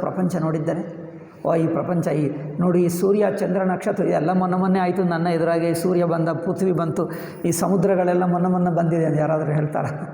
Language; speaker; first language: Kannada; native; Kannada